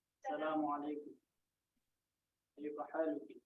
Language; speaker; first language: Arabic; non-native, learner; Urdu